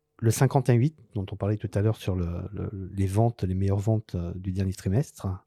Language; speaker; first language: French; native; French